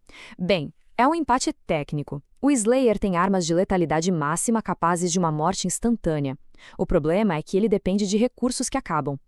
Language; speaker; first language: Portuguese; native; Portuguese